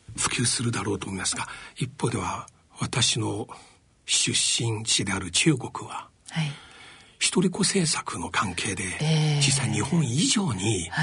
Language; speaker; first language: Japanese; non-native, fluent; Chinese